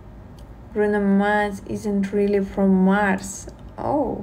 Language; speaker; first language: English; non-native, learner; Russian